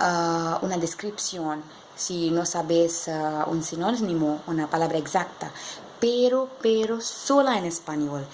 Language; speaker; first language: Spanish; non-native, learner; English